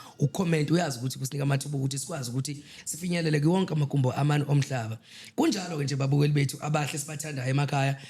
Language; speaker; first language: Zulu; native; Zulu